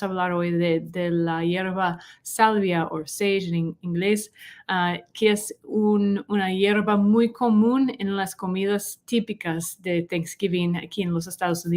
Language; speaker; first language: Spanish; non-native, learner; English